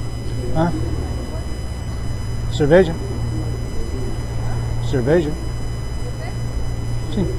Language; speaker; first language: Portuguese; non-native, learner; English